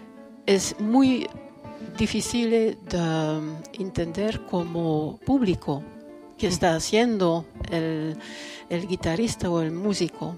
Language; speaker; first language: Spanish; non-native, learner; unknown